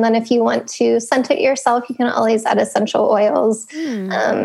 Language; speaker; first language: English; native; English